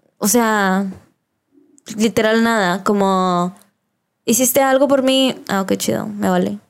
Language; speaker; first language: Spanish; early bilingual, heritage; Spanish